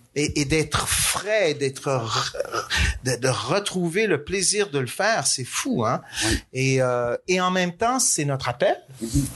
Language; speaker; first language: French; native; French